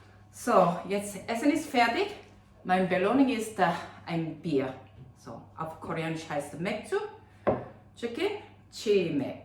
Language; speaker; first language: German; non-native, fluent; Korean